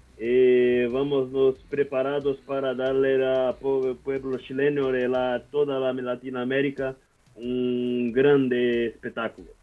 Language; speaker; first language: Spanish; non-native, learner; Portuguese